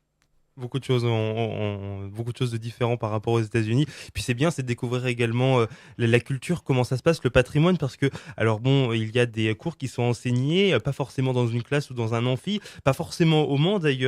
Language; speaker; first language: French; native; French